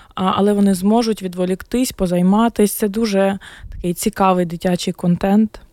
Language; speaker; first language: Ukrainian; non-native, local second language; Russian